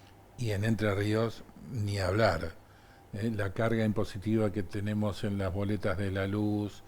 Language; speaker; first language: Spanish; native; Spanish